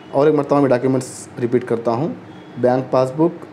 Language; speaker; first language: Hindi; non-native, local second language; Urdu